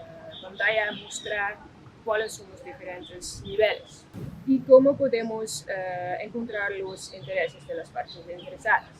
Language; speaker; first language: Spanish; non-native, fluent; Dutch